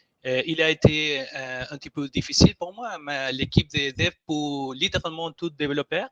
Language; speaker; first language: French; non-native, learner; Spanish